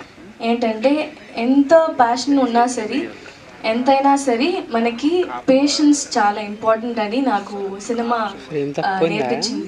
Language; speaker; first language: Telugu; non-native, learner; Tamil